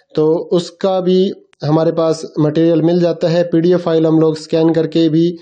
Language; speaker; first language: Hindi; native; Hindi